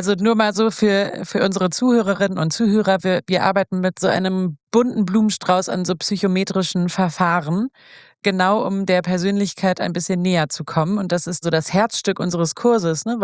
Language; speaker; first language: German; native; German